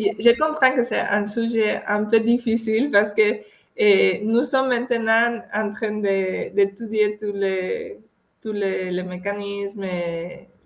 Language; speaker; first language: French; non-native, fluent; Spanish